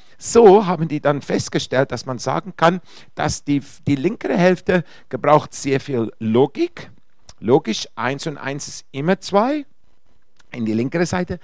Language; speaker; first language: German; non-native, fluent; Afrikaans